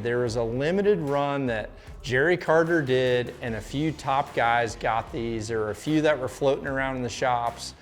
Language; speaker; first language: English; native; English